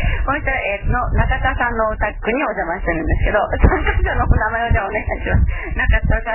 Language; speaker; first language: Japanese; native; Japanese